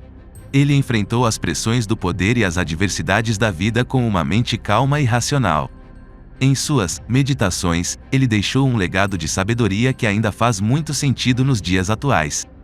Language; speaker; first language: Portuguese; native; Portuguese